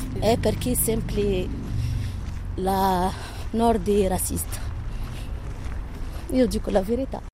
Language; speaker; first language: Italian; non-native, learner; Arabic